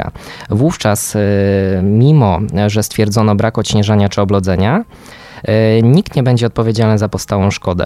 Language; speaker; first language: Polish; native; Polish